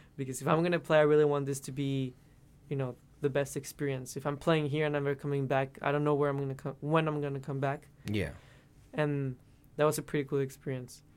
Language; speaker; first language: English; non-native, fluent; Spanish